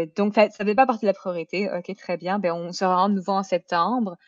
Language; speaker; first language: French; native; French